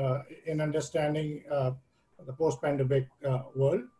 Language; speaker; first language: English; native; English